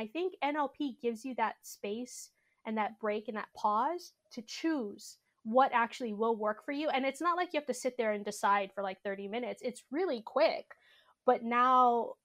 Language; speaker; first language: English; native; English